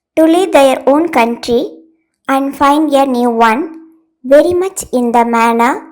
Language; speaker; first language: English; non-native, local second language; Tamil